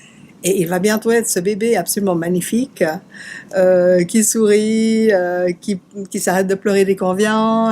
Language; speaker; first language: French; native; French